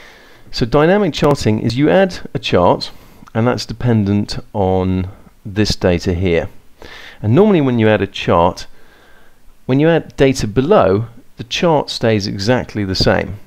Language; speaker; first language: English; native; English